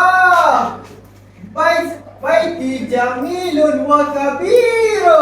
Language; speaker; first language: Arabic; non-native, learner; Malay